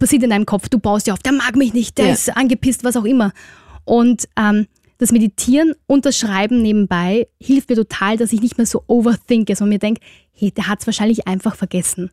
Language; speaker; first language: German; native; German